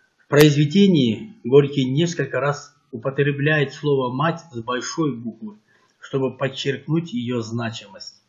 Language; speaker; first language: Russian; non-native, local second language; Kyrgyz